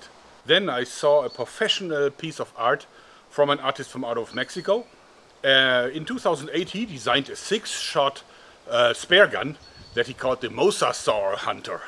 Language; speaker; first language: English; non-native, fluent; German